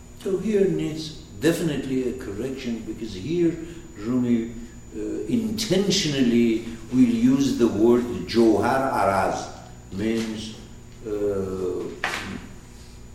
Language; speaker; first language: English; non-native, fluent; Persian